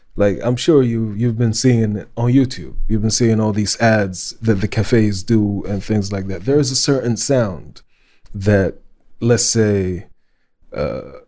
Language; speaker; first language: English; non-native, fluent; Arabic